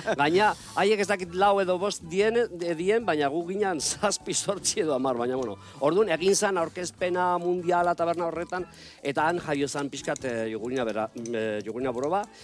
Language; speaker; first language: Basque; non-native, local second language; Spanish